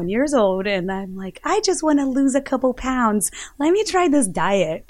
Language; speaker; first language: English; non-native, fluent; Portuguese